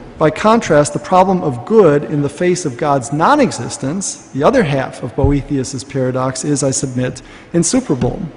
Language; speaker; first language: English; native; English